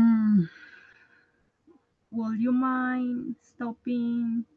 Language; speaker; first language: English; non-native, learner; Spanish